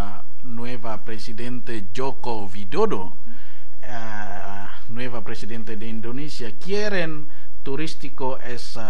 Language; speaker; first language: Spanish; non-native, learner; Indonesian